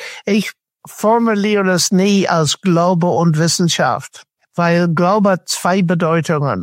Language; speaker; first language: German; non-native, fluent; English